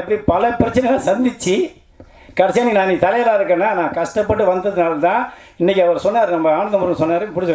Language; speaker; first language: Tamil; native; Tamil